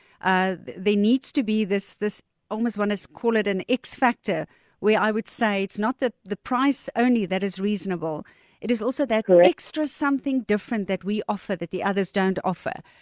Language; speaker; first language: English; non-native, local second language; Afrikaans